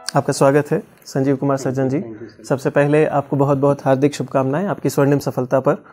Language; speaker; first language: Hindi; native; Hindi